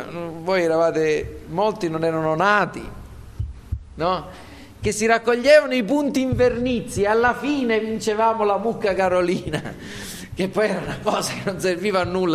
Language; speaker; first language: Italian; native; Italian